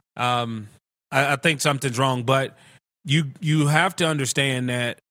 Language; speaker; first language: English; native; English